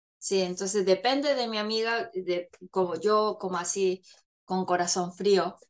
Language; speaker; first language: Spanish; non-native, fluent; Korean